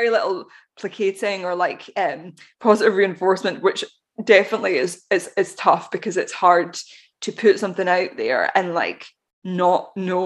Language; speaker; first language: English; native; English